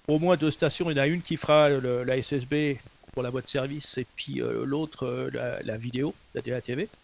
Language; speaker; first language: French; native; French